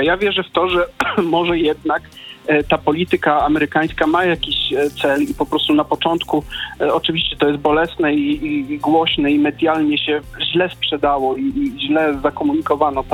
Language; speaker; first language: Polish; native; Polish